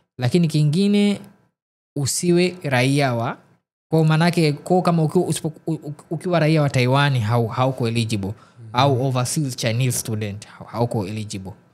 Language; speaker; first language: Swahili; native; Swahili